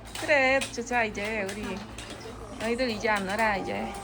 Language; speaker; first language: Korean; non-native, fluent; Spanish